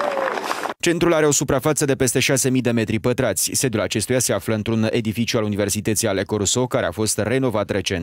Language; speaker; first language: Romanian; native; Romanian